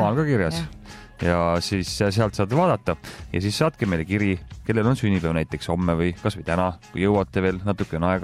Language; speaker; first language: Estonian; native; Estonian